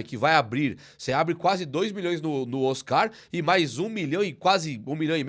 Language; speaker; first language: Portuguese; native; Portuguese